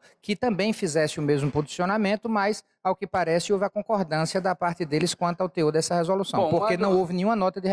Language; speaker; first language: Portuguese; native; Portuguese